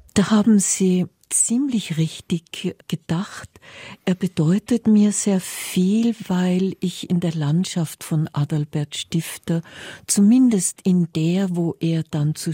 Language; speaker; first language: German; native; German